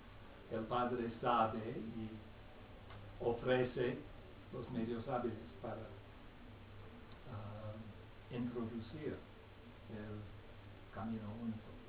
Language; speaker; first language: Spanish; non-native, fluent; English